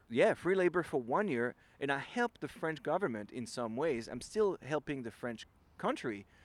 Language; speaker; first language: English; non-native, fluent; French